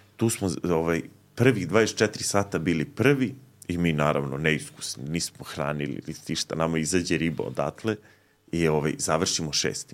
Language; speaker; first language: Serbian; native; Serbian